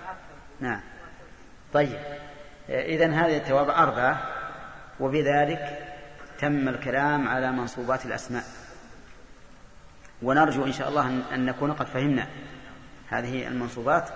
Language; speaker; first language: Arabic; native; Arabic